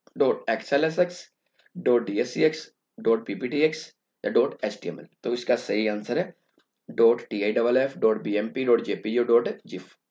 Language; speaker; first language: Hindi; non-native, local second language; Punjabi